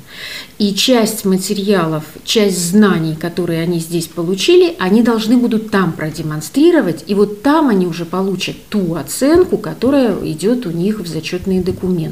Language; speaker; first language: Russian; native; Russian